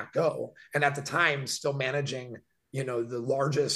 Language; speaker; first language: English; native; English